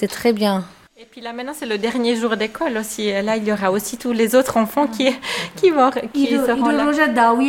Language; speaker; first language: French; native; French